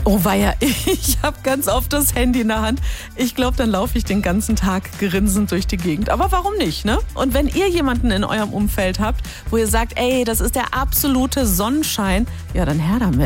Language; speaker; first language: German; native; German